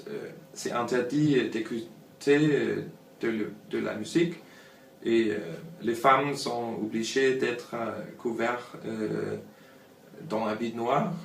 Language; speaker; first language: French; non-native, learner; Danish